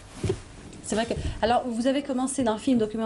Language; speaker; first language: French; native; French